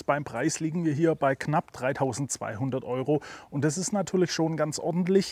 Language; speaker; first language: German; native; German